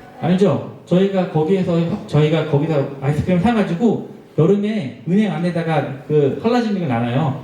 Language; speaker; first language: Korean; native; Korean